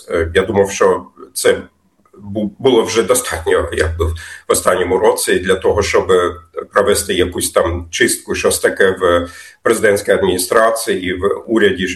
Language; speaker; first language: Ukrainian; non-native, fluent; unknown